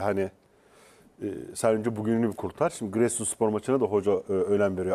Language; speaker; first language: Turkish; native; Turkish